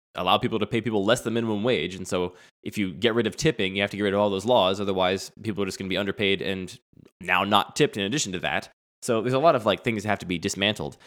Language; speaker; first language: English; native; English